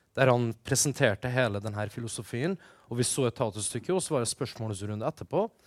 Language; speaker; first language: Norwegian; early bilingual, other home language; Persian